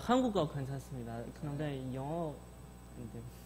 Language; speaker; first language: Korean; non-native, learner; Chinese